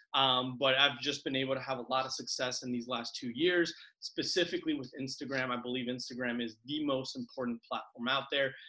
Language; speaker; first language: English; early bilingual, other home language; Spanish